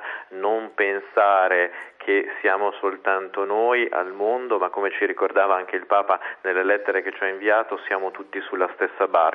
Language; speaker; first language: Italian; native; Italian